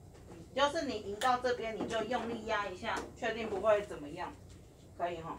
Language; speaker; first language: Chinese; native; Chinese